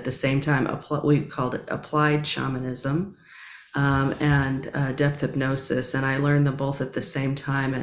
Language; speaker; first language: English; native; English